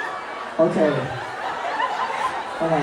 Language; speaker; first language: English; non-native, learner; Thai